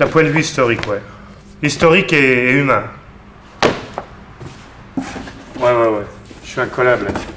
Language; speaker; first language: French; native; French